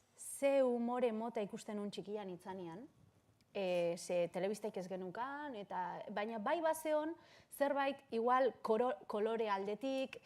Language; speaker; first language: Basque; early bilingual, other home language; Spanish